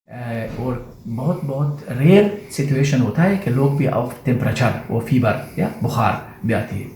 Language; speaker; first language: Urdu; non-native, learner; Persian